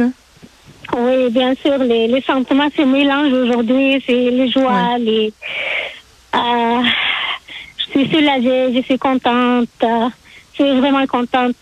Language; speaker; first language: French; non-native, learner; Arabic